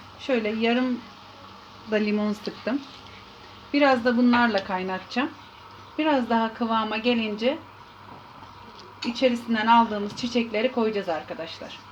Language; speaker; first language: Turkish; native; Turkish